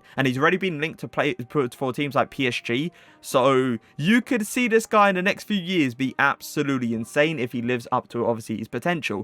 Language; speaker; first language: English; native; English